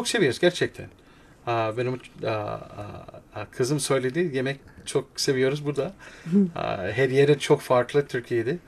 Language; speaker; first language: Turkish; non-native, learner; English